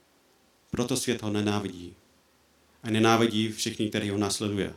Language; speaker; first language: Czech; non-native, fluent; English